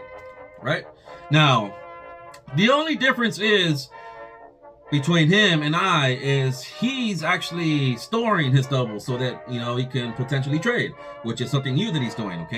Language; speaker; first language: English; native; English